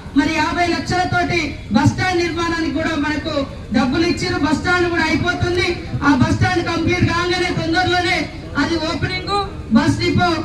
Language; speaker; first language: Telugu; native; Telugu